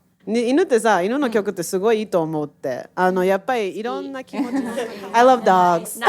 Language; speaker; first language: Japanese; native; Japanese